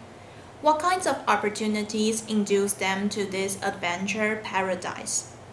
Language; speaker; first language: English; non-native, learner; Chinese